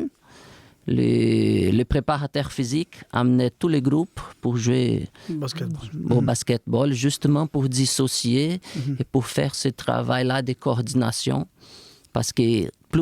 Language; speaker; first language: French; non-native, fluent; Portuguese